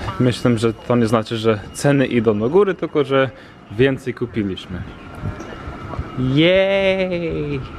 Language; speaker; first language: Polish; non-native, learner; English